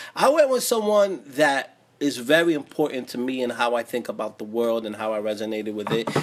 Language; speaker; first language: English; native; English